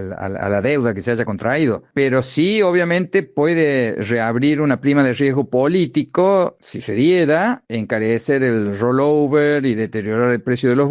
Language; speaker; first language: Spanish; native; Spanish